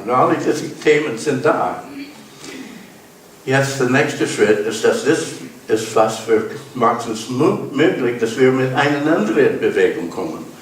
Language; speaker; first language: German; non-native, learner; English